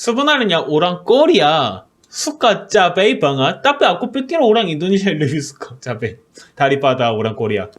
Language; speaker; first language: Indonesian; non-native, learner; Korean